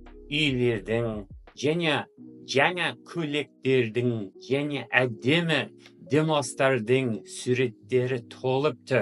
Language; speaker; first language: Kazakh; non-native, fluent; English